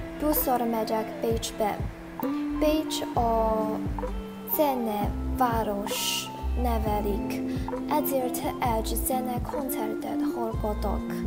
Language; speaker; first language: Hungarian; non-native, learner; Chinese